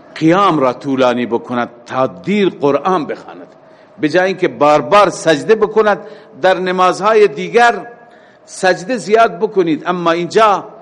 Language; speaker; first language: Persian; native; Persian